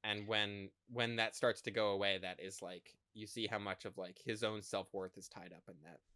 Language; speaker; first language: English; native; English